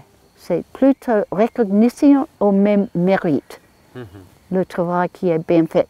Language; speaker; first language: French; non-native, learner; English